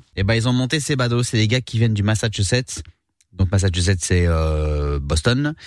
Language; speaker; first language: French; native; French